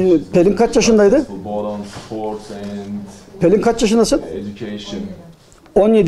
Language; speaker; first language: Turkish; native; Turkish